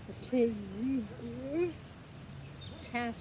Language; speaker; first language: French; non-native, learner; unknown